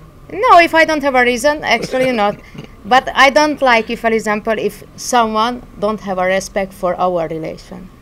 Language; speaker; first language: English; non-native, learner; Hungarian